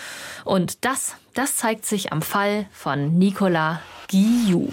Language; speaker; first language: German; native; German